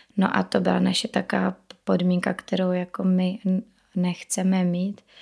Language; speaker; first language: Czech; native; Czech